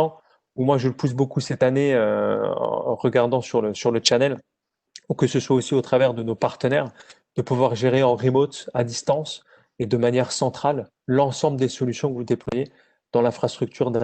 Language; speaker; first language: French; native; French